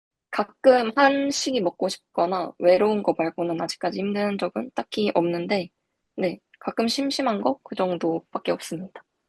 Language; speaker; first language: Korean; native; Korean